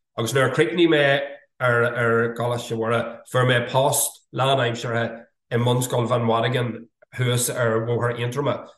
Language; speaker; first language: Irish; non-native, fluent; English